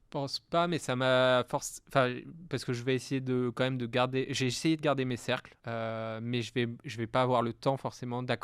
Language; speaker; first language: French; native; French